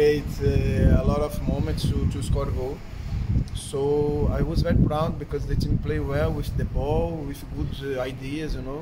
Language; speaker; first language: English; non-native, fluent; Portuguese